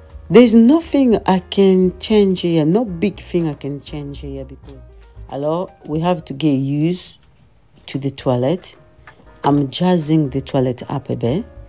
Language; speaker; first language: English; non-native, fluent; Lingala